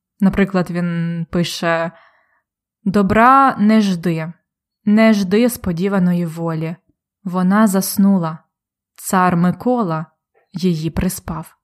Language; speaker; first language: Ukrainian; native; Ukrainian